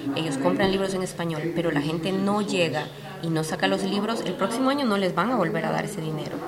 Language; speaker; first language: Spanish; native; Spanish